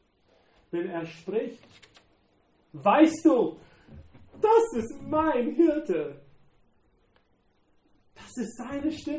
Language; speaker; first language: German; non-native, fluent; English